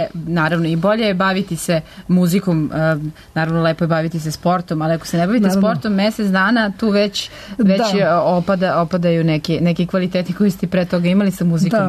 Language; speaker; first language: Serbian; native; Serbian